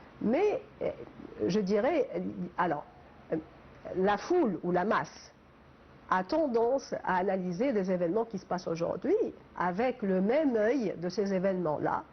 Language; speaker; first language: French; non-native, local second language; Arabic